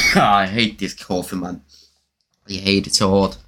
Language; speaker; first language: English; non-native, learner; German